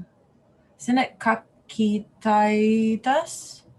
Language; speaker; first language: Japanese; non-native, learner; English